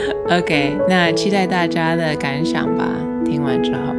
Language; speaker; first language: Chinese; early bilingual, other home language; English